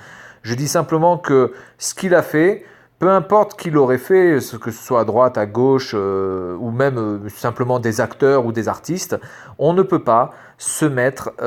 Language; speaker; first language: French; native; French